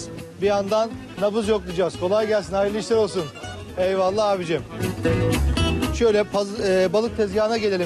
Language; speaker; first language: Turkish; native; Turkish